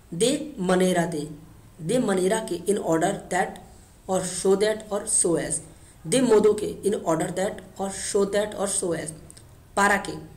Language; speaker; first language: English; non-native, local second language; Hindi